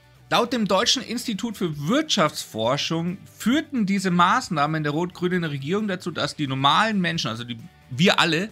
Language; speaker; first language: German; native; German